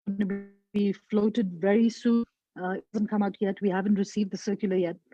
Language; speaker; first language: English; non-native, local second language; Nepali